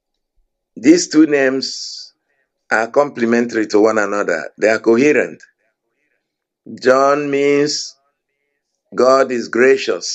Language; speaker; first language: English; non-native, local second language; Igbo